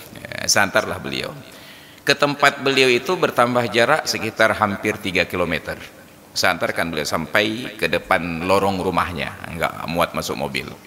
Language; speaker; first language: Malay; non-native, local second language; Achinese